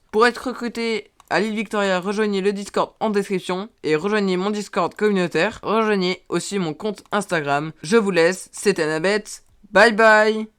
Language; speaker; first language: French; native; French